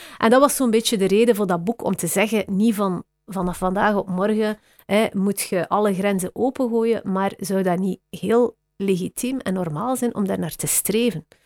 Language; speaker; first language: Dutch; native; Dutch